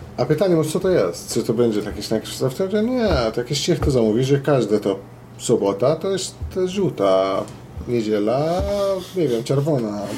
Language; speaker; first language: Polish; non-native, fluent; Arabic